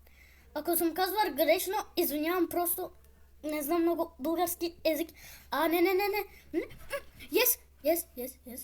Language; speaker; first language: Bulgarian; non-native, local second language; Turkish